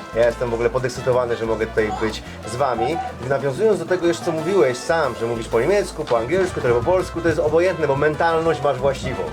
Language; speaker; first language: Polish; native; Polish